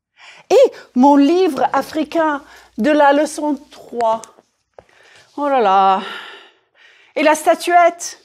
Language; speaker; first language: French; native; French